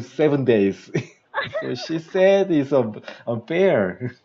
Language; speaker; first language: English; non-native, learner; Korean